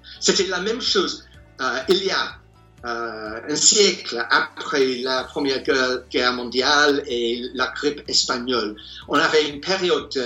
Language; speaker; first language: French; non-native, fluent; English